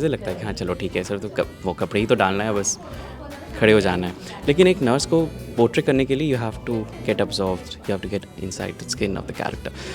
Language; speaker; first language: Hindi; non-native, local second language; Bangla